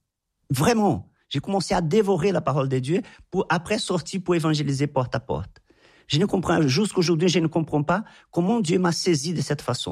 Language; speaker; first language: French; non-native, fluent; Portuguese